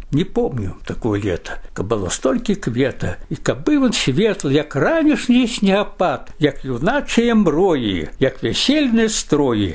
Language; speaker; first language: Belarusian; native; Belarusian